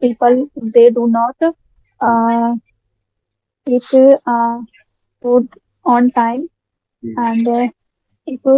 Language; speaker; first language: English; non-native, learner; Hindi